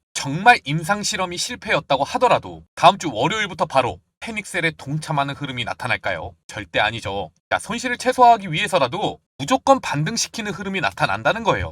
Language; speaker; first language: Korean; native; Korean